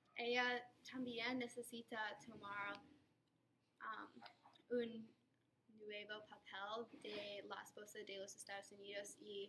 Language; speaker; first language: Spanish; non-native, learner; English